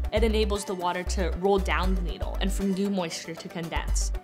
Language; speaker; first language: English; native; English